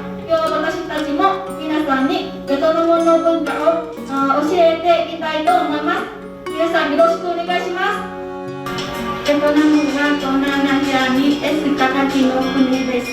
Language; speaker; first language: Japanese; non-native, learner; Vietnamese